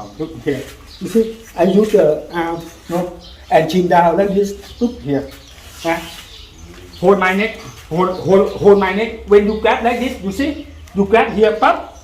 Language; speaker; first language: English; non-native, learner; Thai